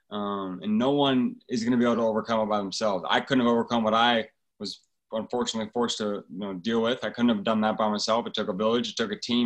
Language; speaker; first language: English; native; English